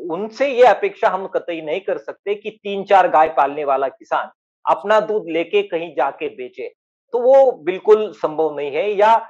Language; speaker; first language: Hindi; non-native, local second language; Marathi